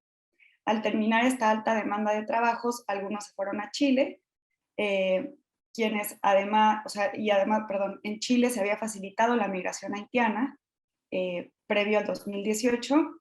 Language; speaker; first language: Spanish; native; Spanish